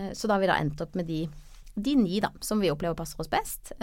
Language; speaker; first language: Norwegian; native; Norwegian